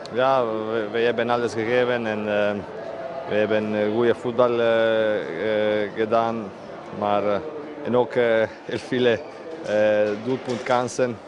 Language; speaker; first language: Dutch; non-native, learner; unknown